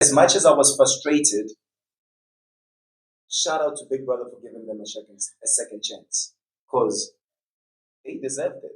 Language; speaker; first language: English; non-native, local second language; Tswana